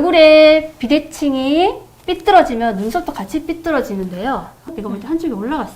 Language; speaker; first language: Korean; native; Korean